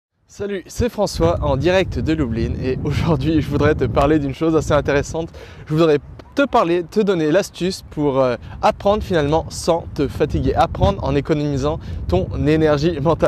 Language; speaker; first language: French; native; French